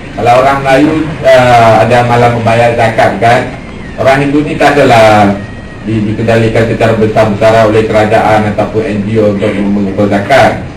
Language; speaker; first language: Malay; non-native, local second language; Tamil